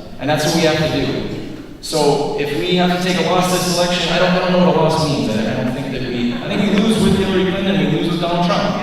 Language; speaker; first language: English; native; English